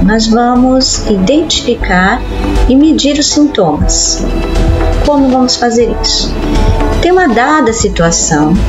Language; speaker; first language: Portuguese; native; Portuguese